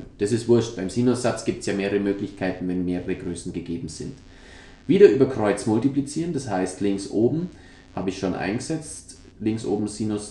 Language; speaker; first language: German; native; German